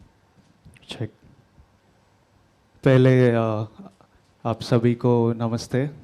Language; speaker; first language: Hindi; non-native, local second language; Telugu